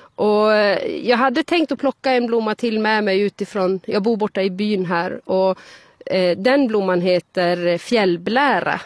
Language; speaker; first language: Swedish; native; Swedish